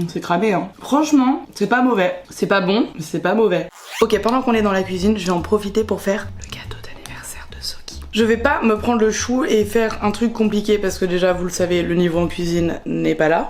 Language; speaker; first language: French; native; French